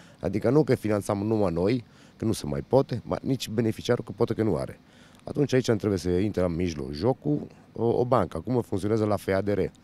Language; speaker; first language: Romanian; non-native, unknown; Italian